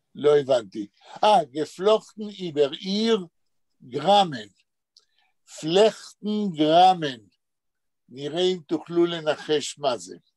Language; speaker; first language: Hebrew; native; Hebrew